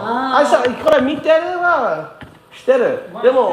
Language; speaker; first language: Japanese; non-native, learner; English